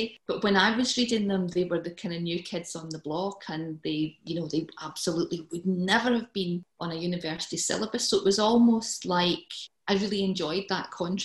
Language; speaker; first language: English; native; English